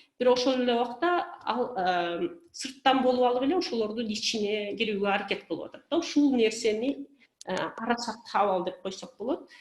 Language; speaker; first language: Kyrgyz; native; Kyrgyz